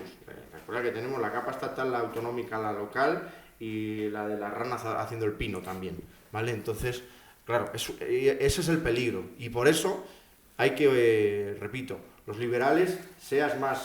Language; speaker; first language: Spanish; native; Spanish